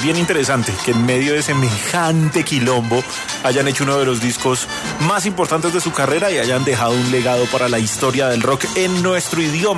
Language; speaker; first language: Spanish; native; Spanish